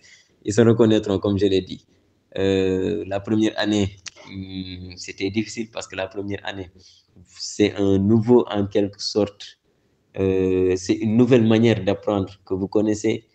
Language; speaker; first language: French; non-native, local second language; Wolof